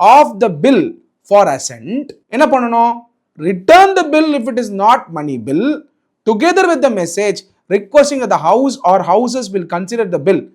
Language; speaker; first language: English; non-native, local second language; Tamil